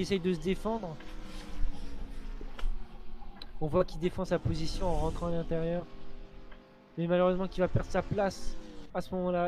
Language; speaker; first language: French; native; French